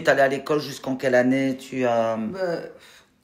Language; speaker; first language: French; native; French